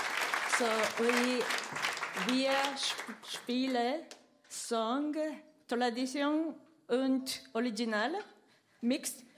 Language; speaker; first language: German; non-native, learner; Japanese